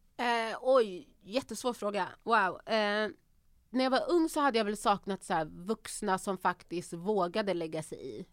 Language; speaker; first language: Swedish; early bilingual, other home language; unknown